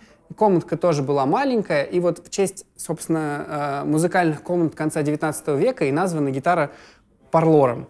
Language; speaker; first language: Russian; native; Russian